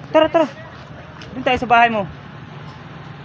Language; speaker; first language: Filipino; non-native, local second language; Cebuano